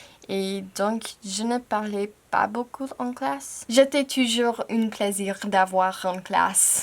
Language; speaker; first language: French; non-native, fluent; English